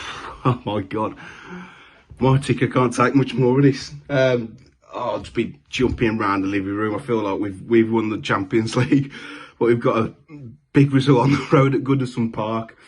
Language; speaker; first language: English; native; English